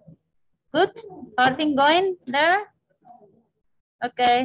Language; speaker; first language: English; non-native, learner; Spanish